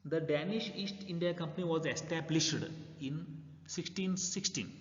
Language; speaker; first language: English; non-native, local second language; Kannada